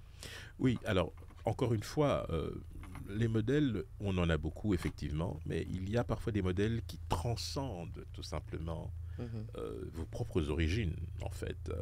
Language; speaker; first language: French; native; French